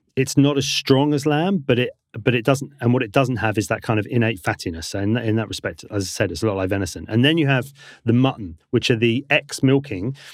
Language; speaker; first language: English; native; English